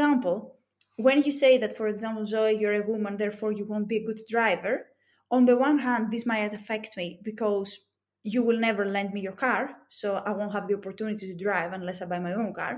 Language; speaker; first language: English; non-native, fluent; Greek